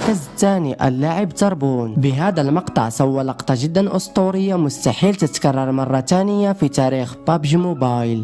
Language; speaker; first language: Arabic; native; Arabic